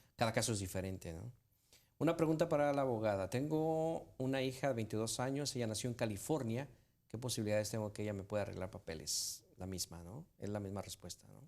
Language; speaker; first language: Spanish; native; Spanish